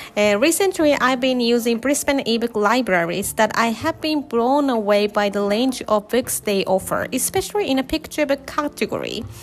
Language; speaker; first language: English; non-native, fluent; Japanese